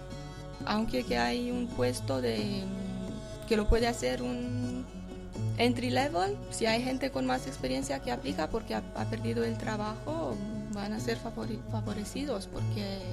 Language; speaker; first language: Spanish; non-native, fluent; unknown